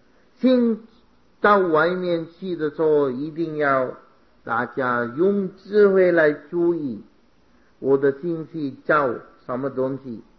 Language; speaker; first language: Chinese; non-native, fluent; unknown